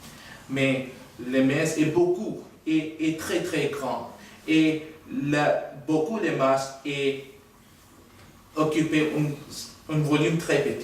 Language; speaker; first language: French; non-native, learner; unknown